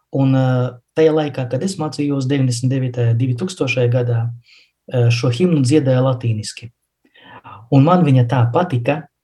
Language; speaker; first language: Latvian; non-native, local second language; Russian